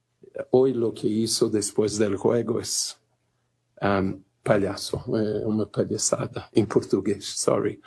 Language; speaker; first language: Spanish; non-native, fluent; Portuguese